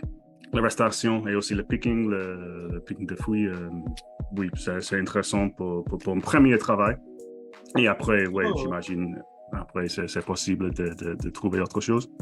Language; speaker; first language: French; non-native, fluent; English